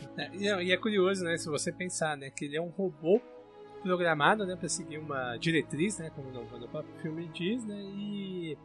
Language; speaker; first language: Portuguese; native; Portuguese